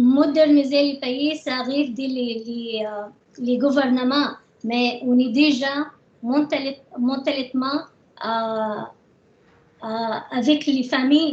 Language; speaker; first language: French; non-native, learner; Arabic